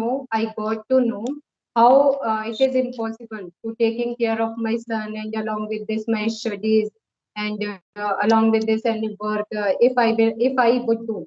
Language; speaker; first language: English; non-native, local second language; Hindi